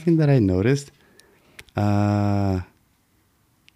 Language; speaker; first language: English; non-native, fluent; Portuguese